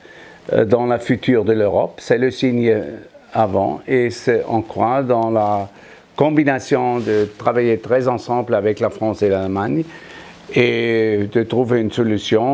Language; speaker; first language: French; non-native, fluent; German